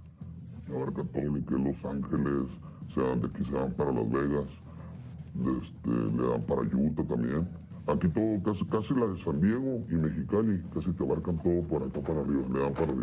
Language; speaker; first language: Spanish; native; Spanish